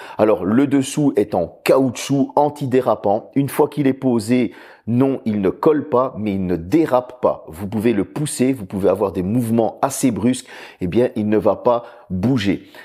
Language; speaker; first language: French; native; French